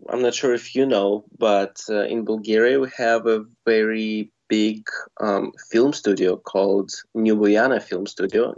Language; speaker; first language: English; non-native, fluent; Russian